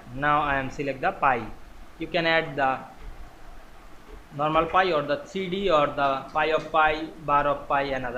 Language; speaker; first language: English; non-native, learner; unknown